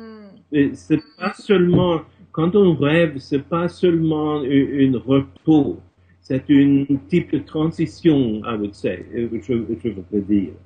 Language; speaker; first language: French; non-native, fluent; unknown